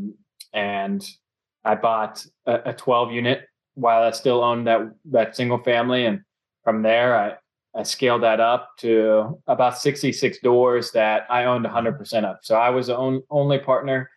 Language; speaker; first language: English; native; English